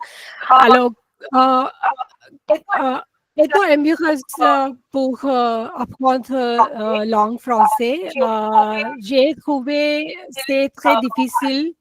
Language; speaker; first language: French; non-native, learner; Gujarati